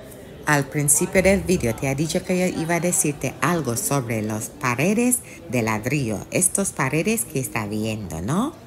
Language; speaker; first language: Spanish; non-native, fluent; English